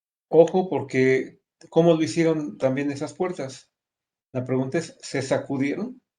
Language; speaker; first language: Spanish; native; Spanish